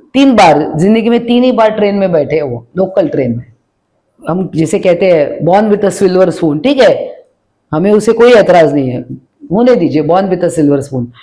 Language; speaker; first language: Hindi; non-native, local second language; Marathi